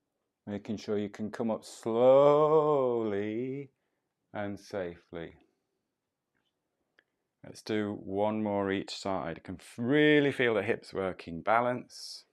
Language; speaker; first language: English; native; English